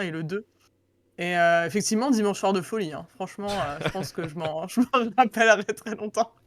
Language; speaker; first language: French; native; French